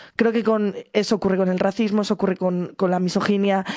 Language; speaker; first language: Spanish; native; Spanish